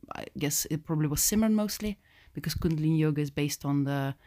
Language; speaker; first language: English; non-native, fluent; Russian